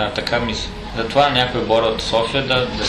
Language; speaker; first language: Bulgarian; non-native, learner; Portuguese